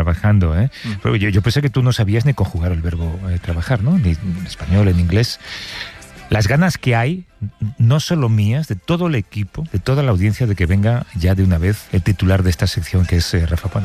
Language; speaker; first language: Spanish; native; Spanish